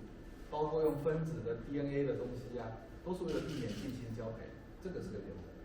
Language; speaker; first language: Chinese; native; Chinese